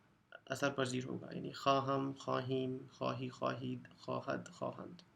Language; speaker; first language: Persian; non-native, fluent; Urdu